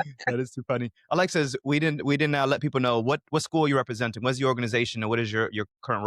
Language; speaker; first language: English; native; English